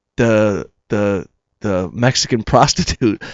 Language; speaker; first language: English; native; English